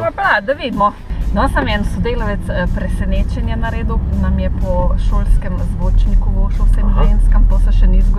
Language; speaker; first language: Slovenian; native; Slovenian